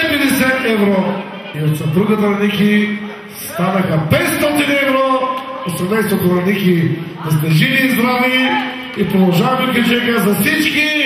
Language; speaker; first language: Bulgarian; non-native, local second language; Turkish